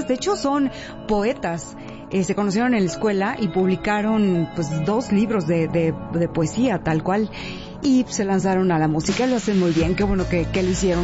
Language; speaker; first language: Spanish; native; Spanish